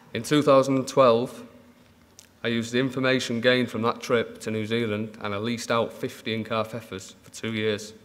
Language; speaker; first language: English; native; English